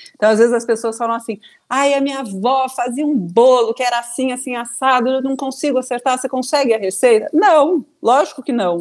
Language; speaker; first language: Portuguese; native; Portuguese